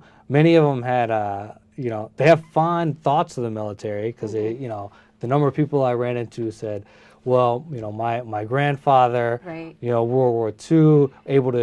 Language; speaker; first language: English; early bilingual, other home language; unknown